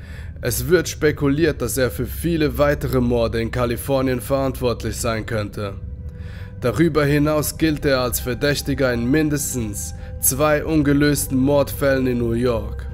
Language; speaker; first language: German; native; German